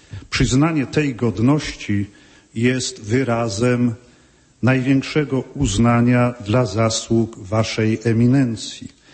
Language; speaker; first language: Polish; native; Polish